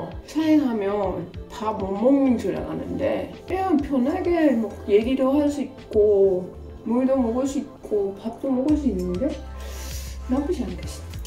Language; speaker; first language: Korean; non-native, fluent; Dutch